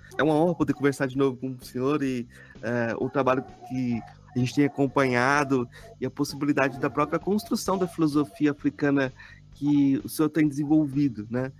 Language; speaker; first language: Portuguese; native; Portuguese